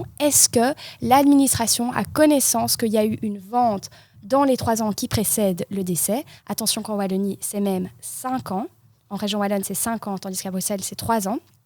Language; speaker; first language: French; native; French